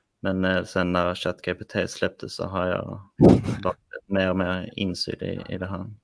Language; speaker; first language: Swedish; native; Swedish